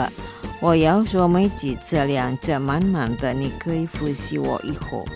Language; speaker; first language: Chinese; non-native, fluent; Indonesian